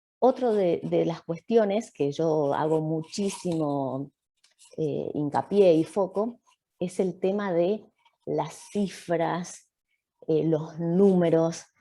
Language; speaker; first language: Spanish; native; Spanish